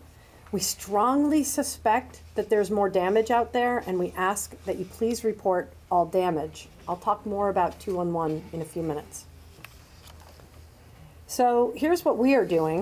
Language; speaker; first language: English; native; English